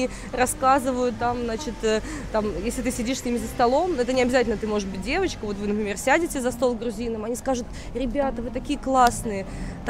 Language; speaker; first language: Russian; native; Russian